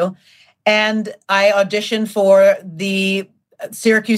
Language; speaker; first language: English; native; English